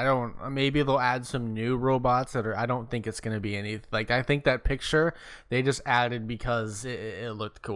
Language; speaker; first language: English; native; English